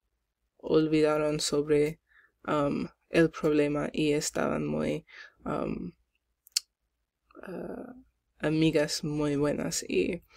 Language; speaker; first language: Spanish; non-native, learner; English